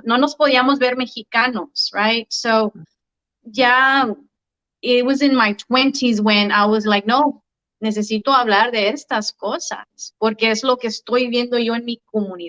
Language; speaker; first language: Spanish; early bilingual, heritage; Spanish